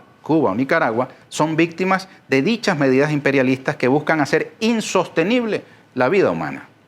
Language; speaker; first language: Spanish; native; Spanish